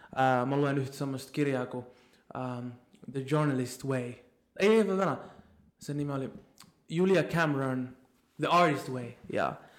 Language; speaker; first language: Finnish; native; Finnish